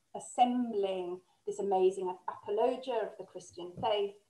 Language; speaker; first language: English; native; English